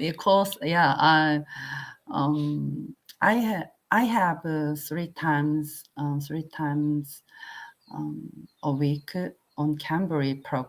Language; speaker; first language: English; non-native, learner; Korean